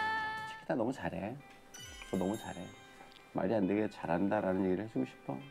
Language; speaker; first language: Korean; native; Korean